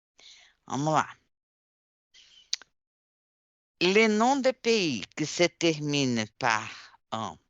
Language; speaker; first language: French; non-native, fluent; Portuguese